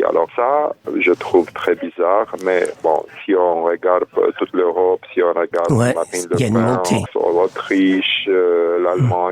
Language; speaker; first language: French; non-native, fluent; Romanian